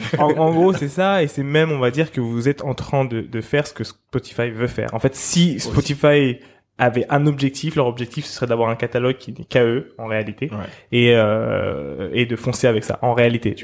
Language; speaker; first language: French; native; French